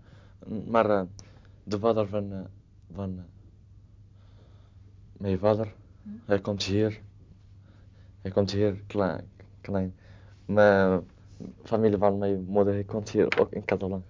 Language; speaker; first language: Dutch; non-native, learner; Arabic